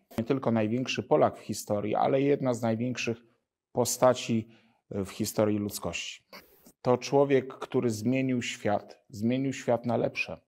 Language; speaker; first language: Polish; native; Polish